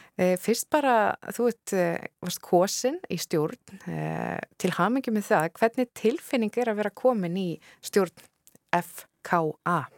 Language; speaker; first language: Icelandic; native; Icelandic